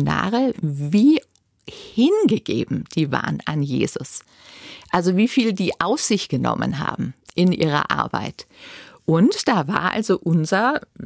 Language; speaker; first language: German; native; German